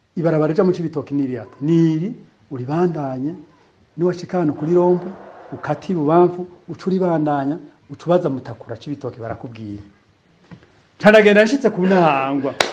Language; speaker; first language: Rundi; native; Rundi